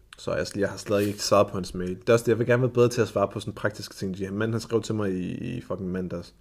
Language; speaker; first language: Danish; early bilingual, other home language; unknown